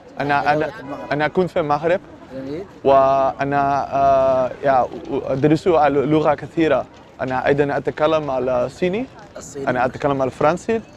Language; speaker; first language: Arabic; non-native, learner; Dutch